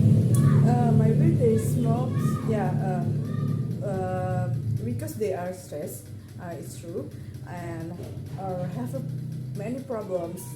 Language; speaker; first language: English; non-native, learner; Indonesian